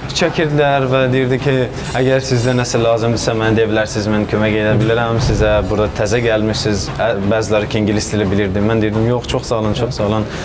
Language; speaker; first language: Azerbaijani; non-native, fluent; Persian